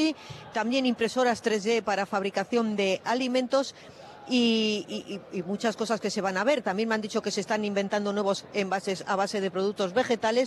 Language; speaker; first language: Spanish; native; Spanish